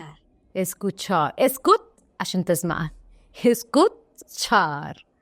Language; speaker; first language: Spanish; non-native, learner; Arabic